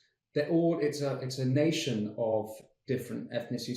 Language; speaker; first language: English; native; English